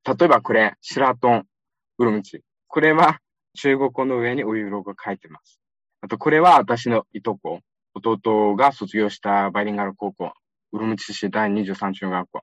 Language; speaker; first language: Japanese; non-native, fluent; Uyghur